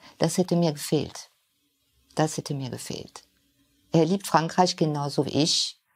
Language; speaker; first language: German; non-native, fluent; French